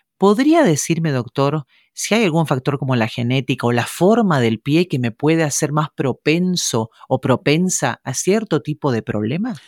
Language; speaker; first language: Spanish; native; Spanish